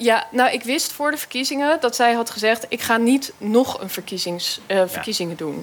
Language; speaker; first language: Dutch; native; Dutch